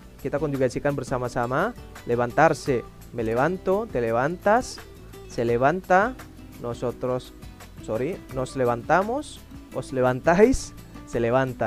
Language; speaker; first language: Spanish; non-native, fluent; Indonesian